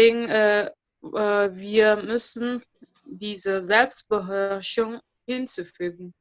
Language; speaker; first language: German; non-native, fluent; Indonesian